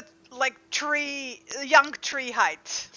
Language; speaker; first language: English; native; English